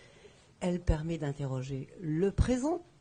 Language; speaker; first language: French; native; French